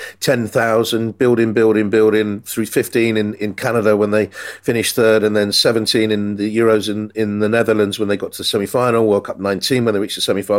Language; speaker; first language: English; native; English